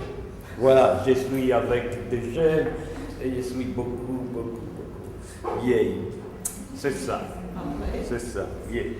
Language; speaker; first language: French; non-native, fluent; Italian